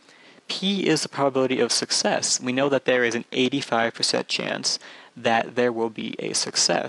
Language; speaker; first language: English; native; English